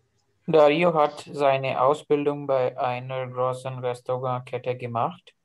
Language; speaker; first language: German; non-native, learner; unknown